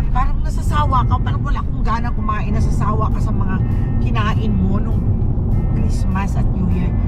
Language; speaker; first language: Filipino; non-native, local second language; Cebuano